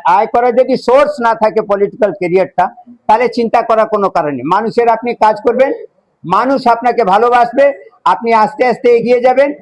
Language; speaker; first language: Bangla; non-native, local second language; Hindi